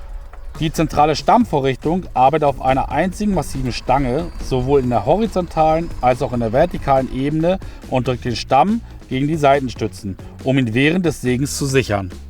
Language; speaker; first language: German; native; German